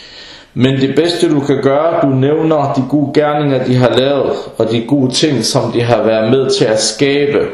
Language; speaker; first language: Danish; early bilingual, other home language; Arabic